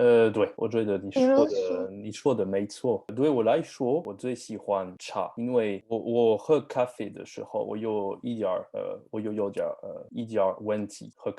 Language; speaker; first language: Chinese; non-native, learner; French